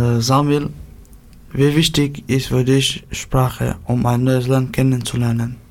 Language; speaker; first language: German; native; German